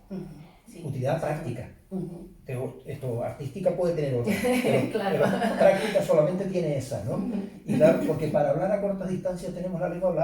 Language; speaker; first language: Spanish; native; Spanish